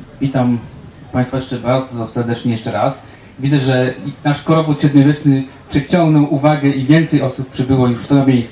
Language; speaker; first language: Polish; native; Polish